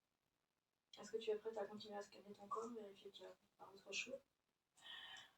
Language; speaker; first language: French; native; French